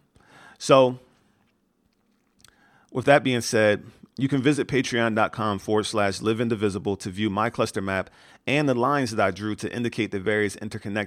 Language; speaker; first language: English; native; English